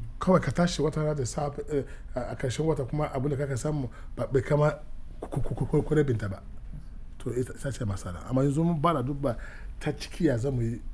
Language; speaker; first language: Hausa; non-native, local second language; Igbo